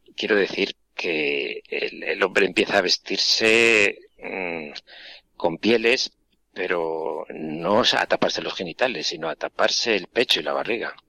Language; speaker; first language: Spanish; native; Spanish